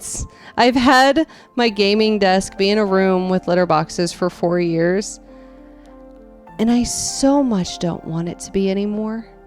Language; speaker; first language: English; native; English